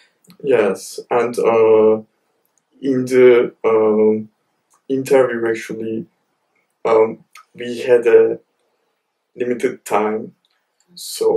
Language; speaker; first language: English; non-native, fluent; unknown